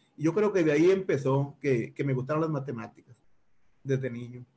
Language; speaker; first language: Spanish; native; Spanish